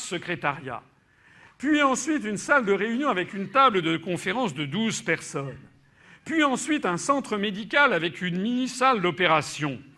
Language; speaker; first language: French; native; French